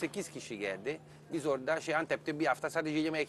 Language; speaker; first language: Turkish; non-native, learner; Italian